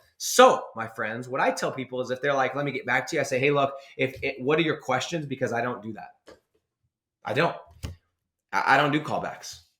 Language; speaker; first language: English; native; English